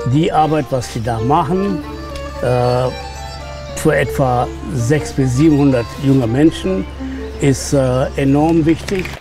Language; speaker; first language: German; non-native, fluent; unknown